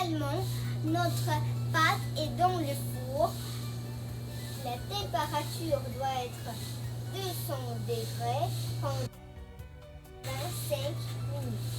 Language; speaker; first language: French; early bilingual, heritage; French